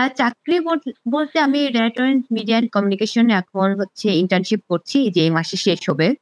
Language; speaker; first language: Bangla; non-native, local second language; Garo